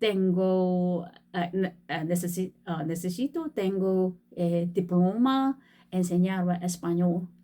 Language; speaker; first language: Spanish; non-native, learner; Korean